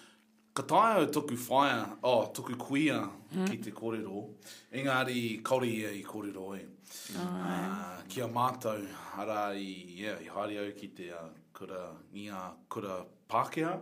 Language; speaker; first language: Māori; non-native, local second language; English